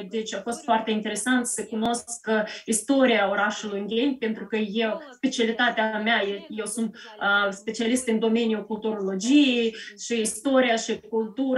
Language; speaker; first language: Romanian; early bilingual, heritage; Romanian